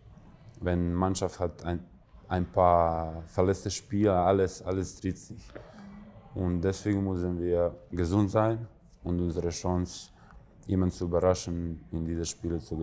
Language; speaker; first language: German; non-native, fluent; Croatian